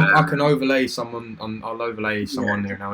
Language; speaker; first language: English; native; English